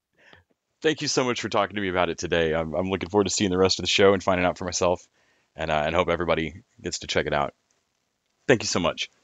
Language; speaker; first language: English; native; English